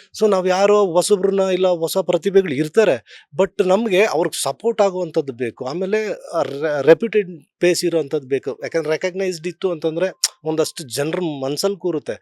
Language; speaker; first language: Kannada; native; Kannada